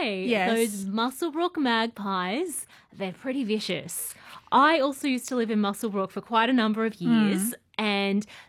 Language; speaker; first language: English; native; English